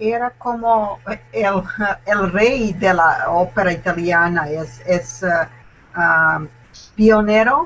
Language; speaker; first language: Spanish; non-native, learner; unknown